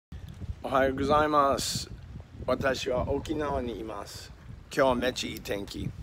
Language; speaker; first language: Japanese; non-native, learner; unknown